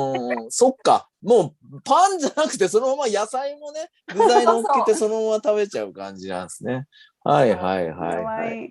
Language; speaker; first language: Japanese; native; Japanese